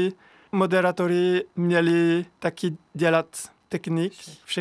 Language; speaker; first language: Czech; non-native, learner; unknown